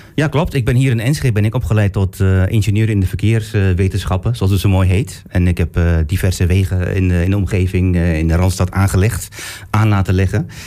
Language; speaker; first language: Dutch; early bilingual, other home language; Turkish